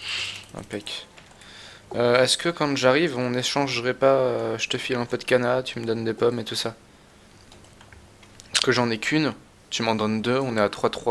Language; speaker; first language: French; native; French